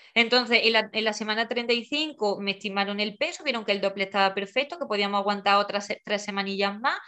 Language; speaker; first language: Spanish; native; Spanish